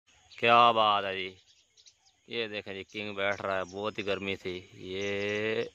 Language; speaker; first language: Hindi; non-native, local second language; Punjabi